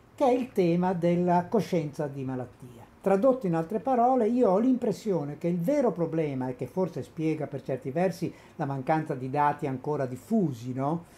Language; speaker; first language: Italian; native; Italian